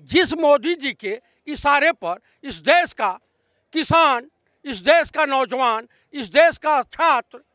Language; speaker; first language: Hindi; native; Hindi